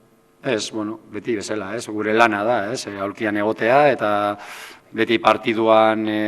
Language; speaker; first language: Basque; native; Basque